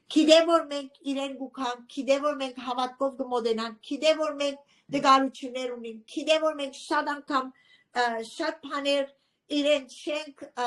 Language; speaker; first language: Armenian; early bilingual, heritage; Armenian